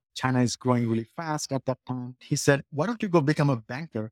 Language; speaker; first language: English; non-native, local second language; Bangla